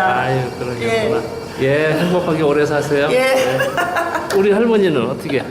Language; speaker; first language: Korean; native; Korean